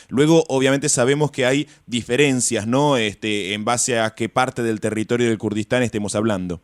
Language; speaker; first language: Spanish; native; Spanish